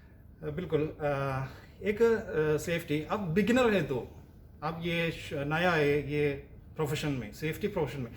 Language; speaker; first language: Hindi; non-native, local second language; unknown